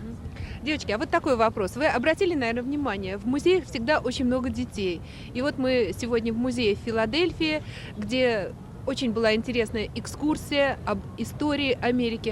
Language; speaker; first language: Russian; native; Russian